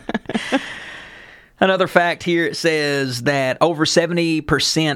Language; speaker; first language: English; native; English